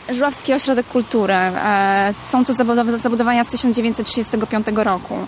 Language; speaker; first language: Polish; native; Polish